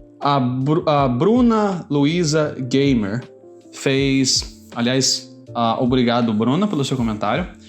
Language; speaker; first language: Portuguese; native; Portuguese